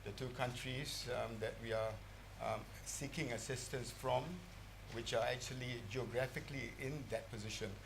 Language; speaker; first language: English; non-native, local second language; Malay